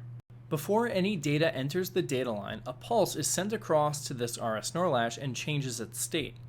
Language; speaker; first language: English; native; English